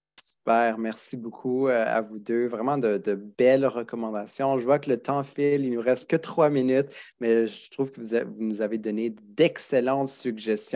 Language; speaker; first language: French; native; French